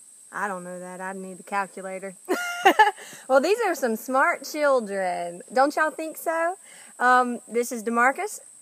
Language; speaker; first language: English; native; English